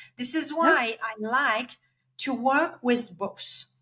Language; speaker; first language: English; non-native, fluent; French